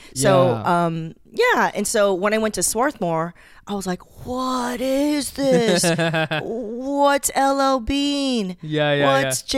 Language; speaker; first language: English; native; English